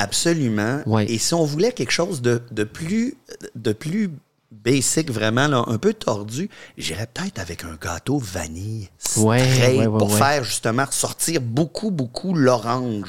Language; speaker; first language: French; native; French